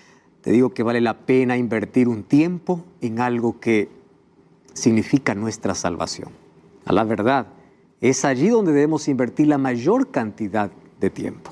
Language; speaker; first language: Spanish; native; Spanish